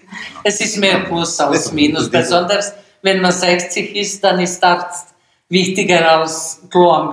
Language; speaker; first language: German; non-native, fluent; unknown